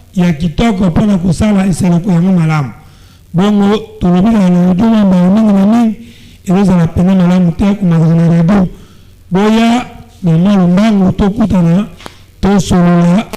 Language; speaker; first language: Lingala; native; Lingala